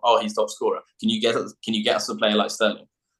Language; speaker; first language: English; native; English